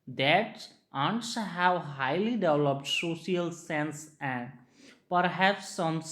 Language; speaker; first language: English; non-native, local second language; Gujarati